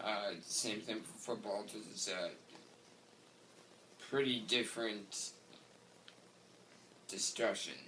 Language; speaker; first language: English; native; English